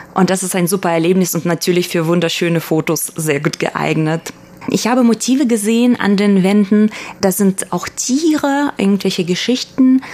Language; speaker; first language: German; early bilingual, other home language; Russian